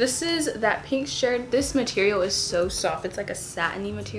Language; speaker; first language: English; native; English